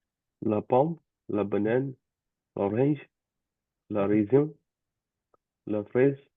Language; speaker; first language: French; non-native, learner; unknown